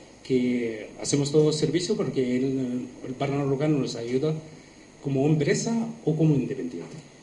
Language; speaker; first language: Spanish; non-native, fluent; Arabic